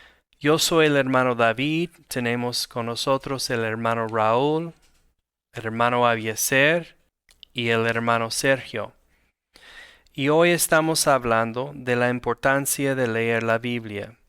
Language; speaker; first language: Spanish; non-native, fluent; English